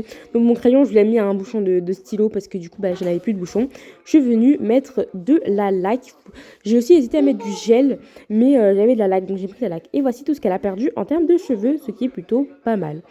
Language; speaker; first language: French; native; French